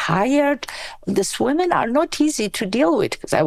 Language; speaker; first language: English; non-native, fluent; Romanian